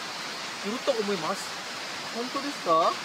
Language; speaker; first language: Japanese; non-native, learner; Malay